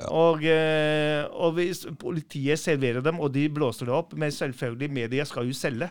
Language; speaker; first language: Norwegian; early bilingual, other home language; Urdu